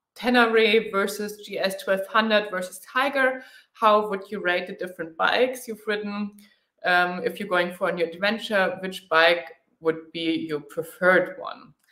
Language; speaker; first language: English; non-native, fluent; German